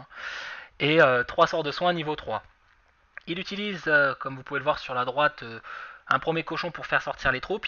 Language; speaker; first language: French; native; French